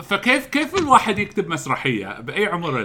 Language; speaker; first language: Arabic; native; Arabic